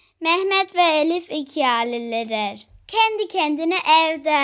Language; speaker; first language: Turkish; early bilingual, heritage; Turkish